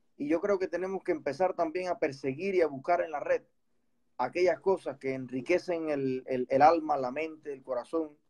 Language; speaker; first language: Spanish; native; Spanish